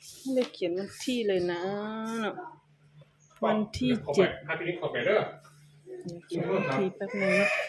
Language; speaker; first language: Thai; non-native, local second language; Lao